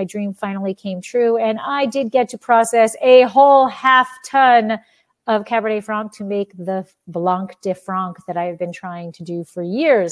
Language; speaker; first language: English; native; English